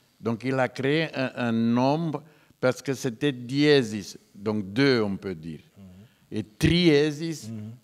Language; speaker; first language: French; non-native, fluent; Romanian